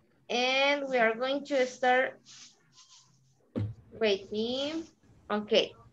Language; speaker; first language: English; non-native, learner; Spanish